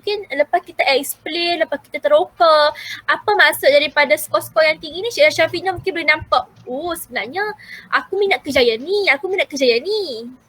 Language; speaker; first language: Malay; native; Malay